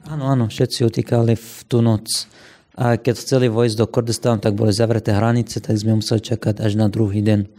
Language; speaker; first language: Slovak; non-native, fluent; Assyrian Neo-Aramaic